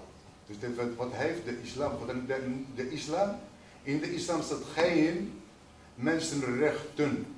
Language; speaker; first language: Dutch; non-native, fluent; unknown